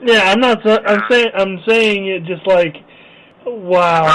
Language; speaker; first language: English; native; English